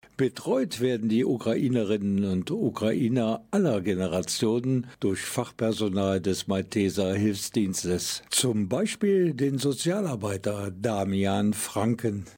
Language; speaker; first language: German; native; German